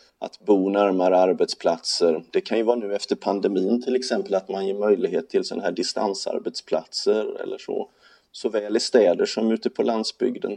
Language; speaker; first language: Swedish; native; Swedish